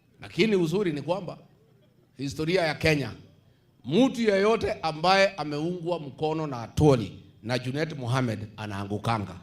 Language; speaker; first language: Swahili; non-native, local second language; Kikuyu